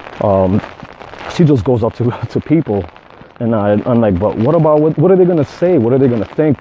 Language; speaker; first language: English; native; English